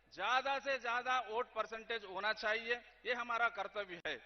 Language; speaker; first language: Hindi; non-native, local second language; Telugu